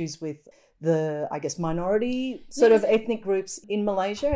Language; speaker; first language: English; native; English